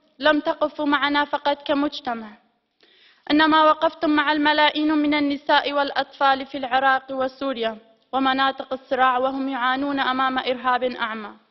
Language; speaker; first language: Arabic; non-native, local second language; Kurdish